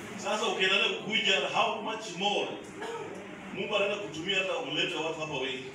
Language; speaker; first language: Swahili; non-native, local second language; Luyia